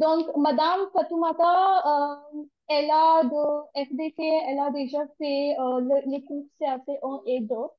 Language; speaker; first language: French; non-native, learner; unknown